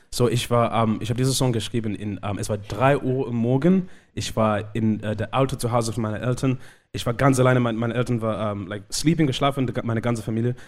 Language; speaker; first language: German; non-native, learner; Shona